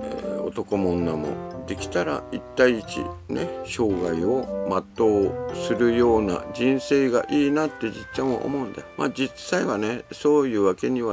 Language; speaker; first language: Japanese; native; Japanese